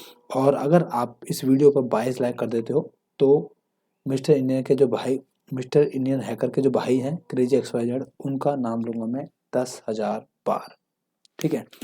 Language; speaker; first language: Hindi; native; Hindi